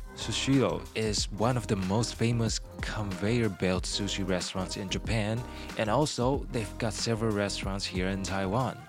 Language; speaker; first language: English; non-native, fluent; Chinese